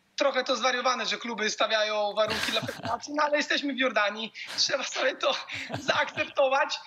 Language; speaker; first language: Polish; native; Polish